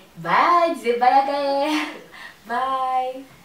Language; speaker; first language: French; non-native, local second language; Kinyarwanda